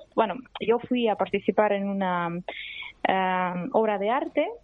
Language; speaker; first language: Spanish; non-native, fluent; Russian